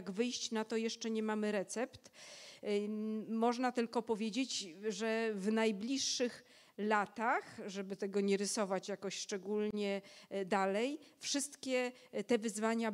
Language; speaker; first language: Polish; native; Polish